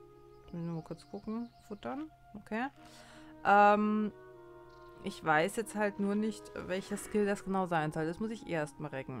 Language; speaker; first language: German; native; German